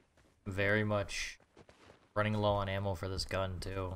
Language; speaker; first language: English; native; English